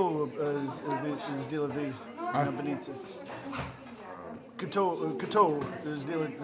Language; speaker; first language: Russian; non-native, learner; English